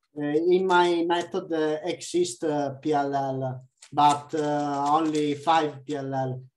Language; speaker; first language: English; non-native, learner; Italian